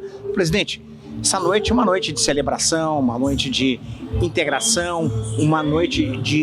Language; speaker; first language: Portuguese; native; Portuguese